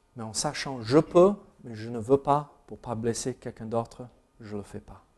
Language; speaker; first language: French; non-native, fluent; English